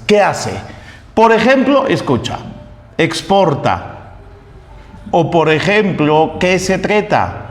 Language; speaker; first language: Spanish; native; Spanish